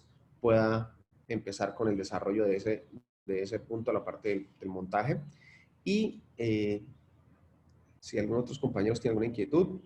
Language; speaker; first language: Spanish; native; Spanish